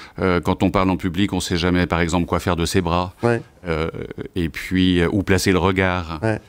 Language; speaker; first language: French; native; French